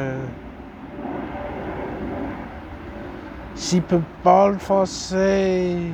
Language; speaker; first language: French; non-native, learner; English